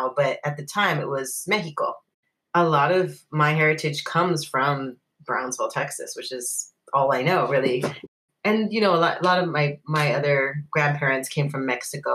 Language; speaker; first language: English; native; English